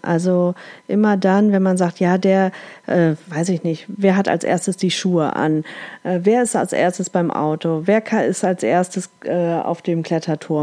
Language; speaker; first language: German; native; German